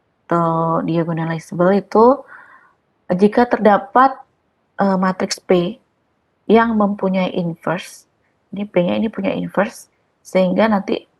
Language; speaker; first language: Indonesian; native; Indonesian